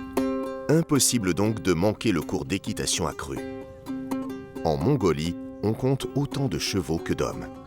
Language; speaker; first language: French; native; French